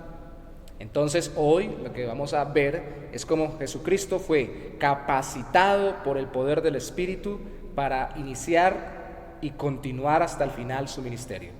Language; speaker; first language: Spanish; native; Spanish